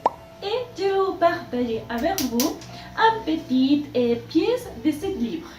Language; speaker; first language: French; non-native, learner; Spanish